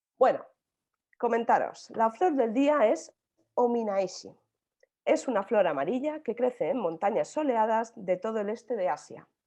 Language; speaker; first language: Spanish; native; Spanish